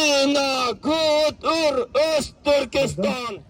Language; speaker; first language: Swedish; non-native, learner; Uyghur